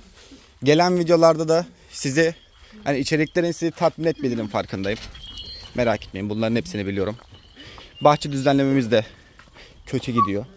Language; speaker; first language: Turkish; native; Turkish